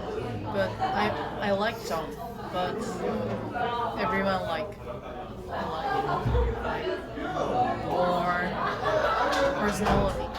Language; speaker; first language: English; non-native, learner; Korean